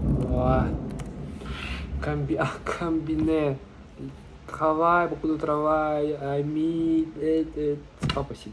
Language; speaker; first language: French; non-native, learner; Russian